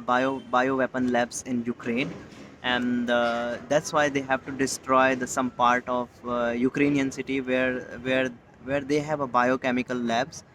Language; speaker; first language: English; non-native, local second language; Hindi